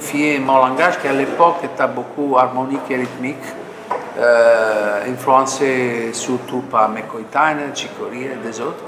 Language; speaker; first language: French; non-native, fluent; Italian